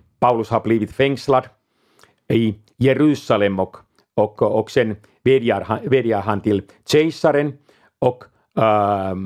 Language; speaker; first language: Swedish; non-native, local second language; Finnish